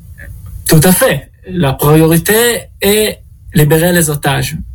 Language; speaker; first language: French; non-native, learner; Hebrew